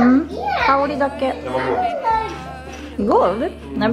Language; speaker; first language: Swedish; non-native, learner; Japanese